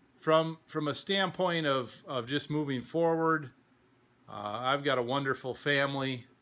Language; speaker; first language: English; native; English